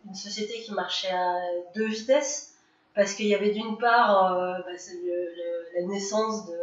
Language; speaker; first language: French; native; French